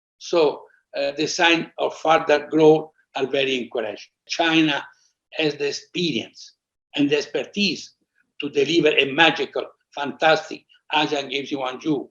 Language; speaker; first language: English; non-native, fluent; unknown